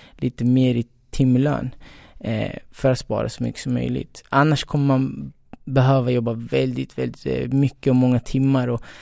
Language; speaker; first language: Swedish; early bilingual, other home language; Spanish